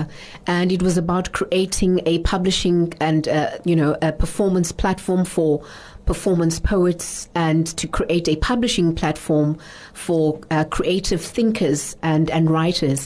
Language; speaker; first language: English; non-native, local second language; Xhosa